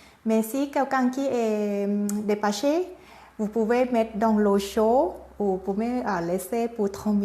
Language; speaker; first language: French; non-native, learner; Thai